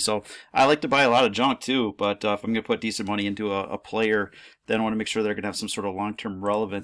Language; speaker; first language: English; native; English